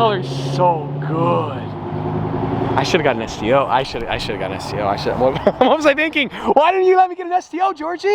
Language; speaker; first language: English; native; English